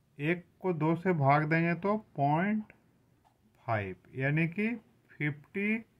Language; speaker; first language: Hindi; native; Hindi